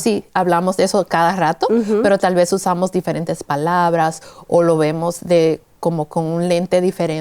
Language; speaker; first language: Spanish; early bilingual, heritage; Spanish